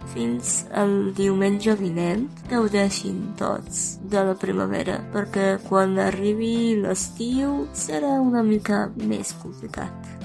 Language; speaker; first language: Catalan; non-native, fluent; Romanian